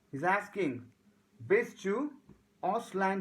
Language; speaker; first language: German; non-native, learner; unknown